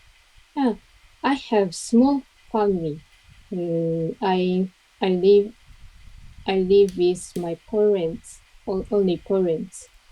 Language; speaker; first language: English; non-native, learner; Japanese